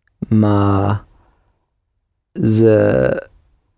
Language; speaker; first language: Dutch; non-native, learner; English